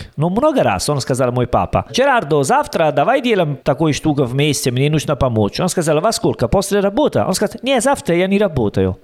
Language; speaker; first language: Russian; non-native, fluent; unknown